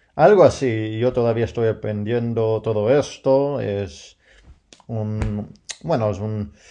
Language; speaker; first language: Spanish; non-native, fluent; English